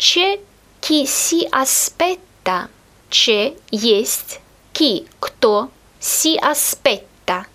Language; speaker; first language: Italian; non-native, fluent; Russian